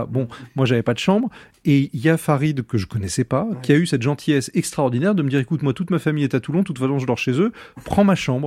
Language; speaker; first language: French; native; French